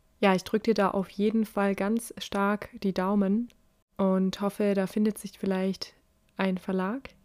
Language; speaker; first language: German; native; German